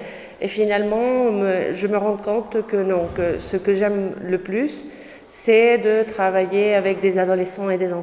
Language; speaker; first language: French; non-native, fluent; Spanish